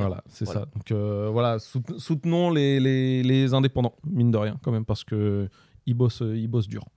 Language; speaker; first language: French; native; French